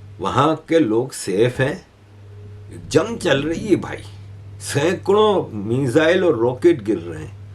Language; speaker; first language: Hindi; native; Hindi